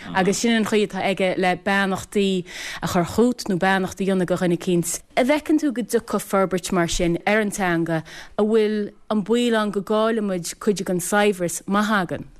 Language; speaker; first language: Irish; native; Irish